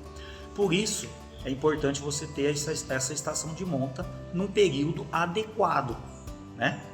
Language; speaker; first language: Portuguese; native; Portuguese